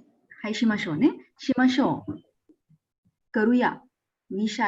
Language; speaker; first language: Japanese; non-native, fluent; Marathi